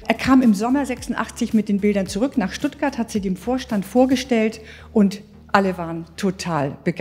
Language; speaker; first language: German; native; German